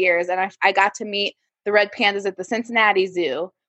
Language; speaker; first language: English; native; English